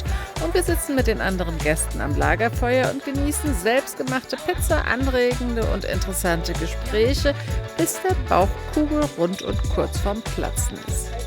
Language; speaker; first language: German; native; German